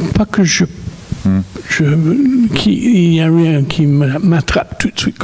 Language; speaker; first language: French; non-native, fluent; English